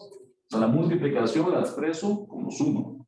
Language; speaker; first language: Spanish; native; Spanish